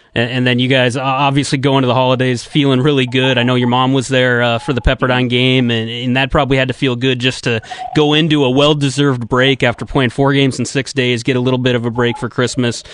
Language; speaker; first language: English; native; English